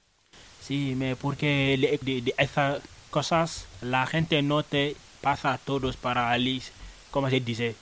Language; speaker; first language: Spanish; non-native, learner; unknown